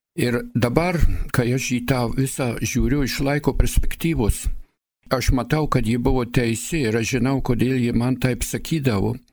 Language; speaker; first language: Lithuanian; early bilingual, heritage; Lithuanian